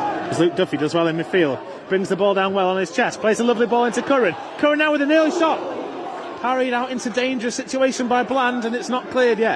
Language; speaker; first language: English; native; English